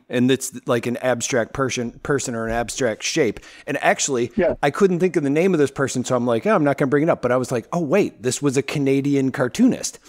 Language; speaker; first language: English; native; English